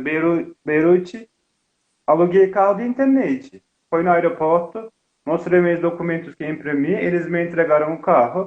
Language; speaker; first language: Portuguese; non-native, learner; Turkish